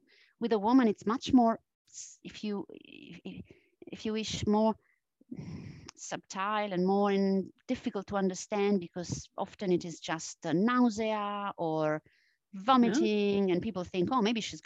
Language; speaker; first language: English; non-native, fluent; Italian